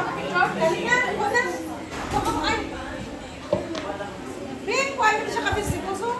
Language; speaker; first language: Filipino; non-native, local second language; Hiligaynon